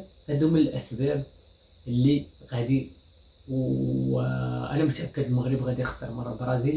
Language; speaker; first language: Arabic; native; Arabic